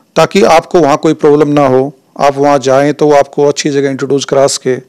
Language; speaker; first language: Hindi; native; Hindi